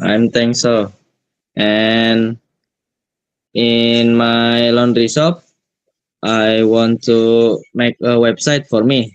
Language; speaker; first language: English; non-native, learner; Indonesian